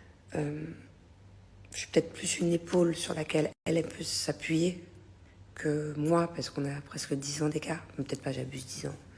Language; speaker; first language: French; native; French